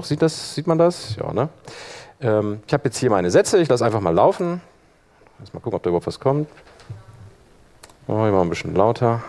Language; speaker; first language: German; native; German